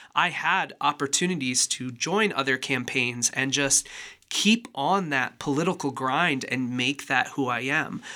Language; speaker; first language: English; native; English